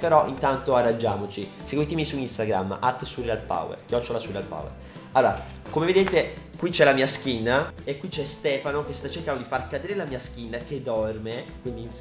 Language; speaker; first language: Italian; native; Italian